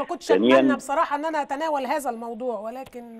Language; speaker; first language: Arabic; native; Arabic